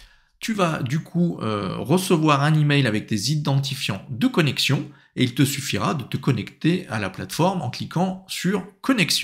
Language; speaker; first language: French; native; French